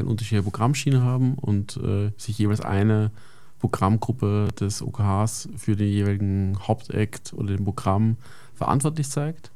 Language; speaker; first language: German; native; German